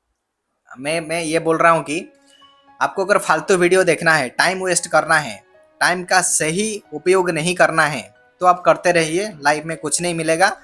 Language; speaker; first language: Hindi; non-native, local second language; Odia